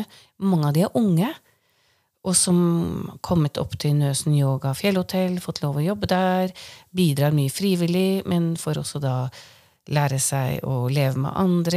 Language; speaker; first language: Norwegian; native; Norwegian